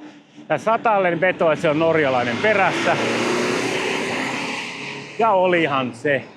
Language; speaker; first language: Finnish; native; Finnish